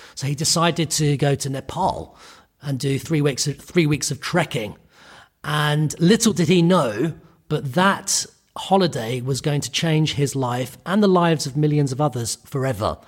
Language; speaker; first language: English; native; English